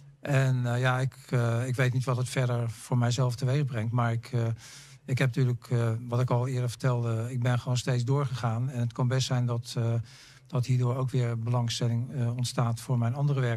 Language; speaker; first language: Dutch; native; Dutch